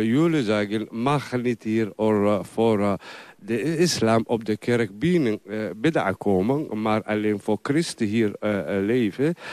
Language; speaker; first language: Dutch; non-native, learner; Somali